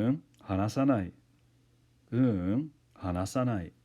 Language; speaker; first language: Japanese; non-native, fluent; English